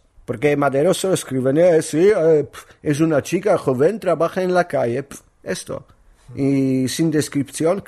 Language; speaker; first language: Spanish; non-native, learner; Polish